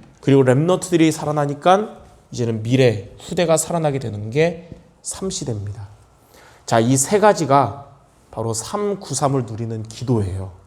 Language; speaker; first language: Korean; native; Korean